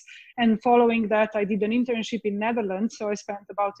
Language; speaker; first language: English; non-native, fluent; Slovenian